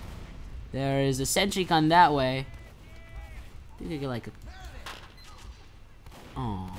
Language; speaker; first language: English; native; English